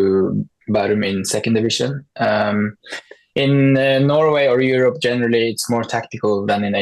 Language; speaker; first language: English; non-native, fluent; Norwegian